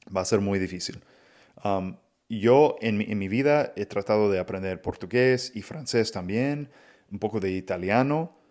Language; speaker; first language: Spanish; non-native, fluent; English